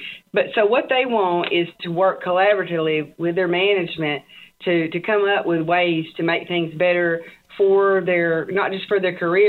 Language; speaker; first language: English; native; English